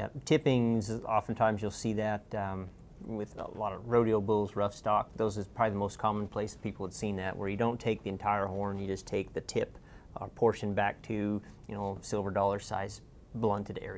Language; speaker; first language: English; native; English